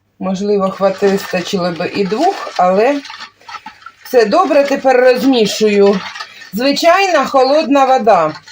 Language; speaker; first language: Ukrainian; non-native, local second language; Russian